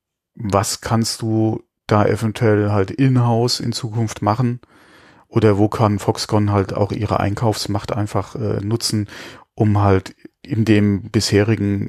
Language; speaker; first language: German; native; German